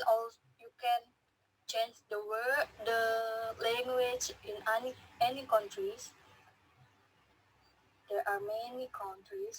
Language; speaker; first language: English; non-native, learner; Indonesian